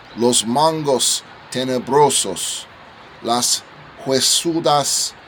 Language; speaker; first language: Spanish; non-native, learner; English